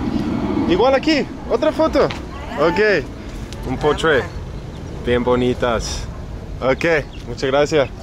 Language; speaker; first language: Spanish; non-native, learner; English